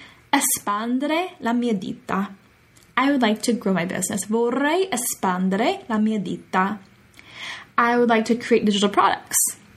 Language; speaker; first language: English; native; English